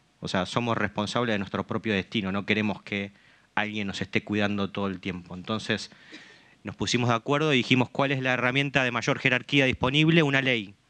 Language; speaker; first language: Spanish; native; Spanish